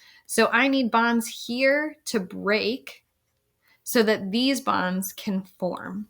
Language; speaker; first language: English; native; English